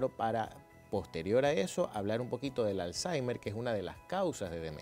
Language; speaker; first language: Spanish; native; Spanish